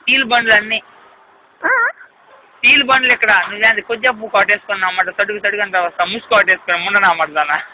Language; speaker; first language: Telugu; native; Telugu